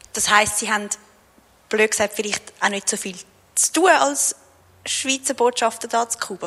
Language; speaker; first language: German; native; German